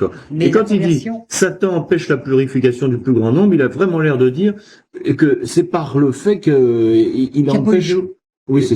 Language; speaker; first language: French; native; French